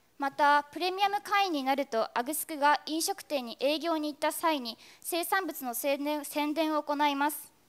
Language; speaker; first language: Japanese; native; Japanese